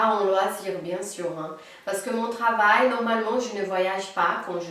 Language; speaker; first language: French; non-native, fluent; Portuguese